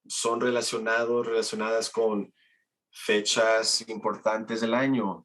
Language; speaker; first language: Spanish; early bilingual, heritage; Spanish